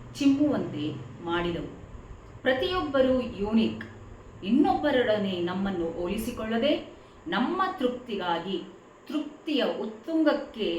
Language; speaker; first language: Kannada; native; Kannada